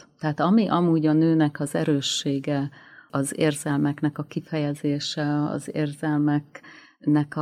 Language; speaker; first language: Hungarian; native; Hungarian